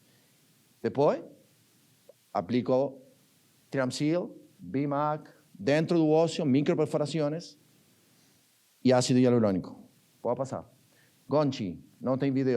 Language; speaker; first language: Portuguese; non-native, learner; Spanish